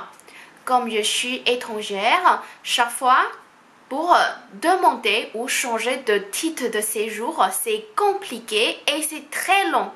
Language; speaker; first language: French; non-native, fluent; Chinese